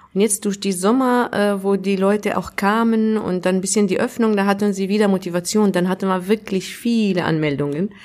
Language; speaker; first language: German; non-native, fluent; Arabic